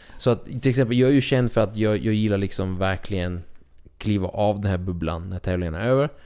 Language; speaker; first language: Swedish; early bilingual, other home language; Spanish